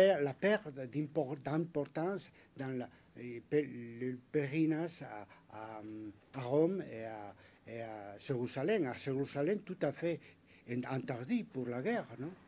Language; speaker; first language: French; non-native, fluent; Spanish